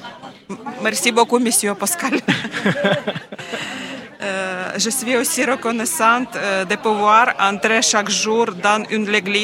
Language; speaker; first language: French; non-native, fluent; Ukrainian